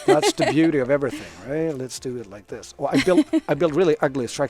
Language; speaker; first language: English; non-native, fluent; Swedish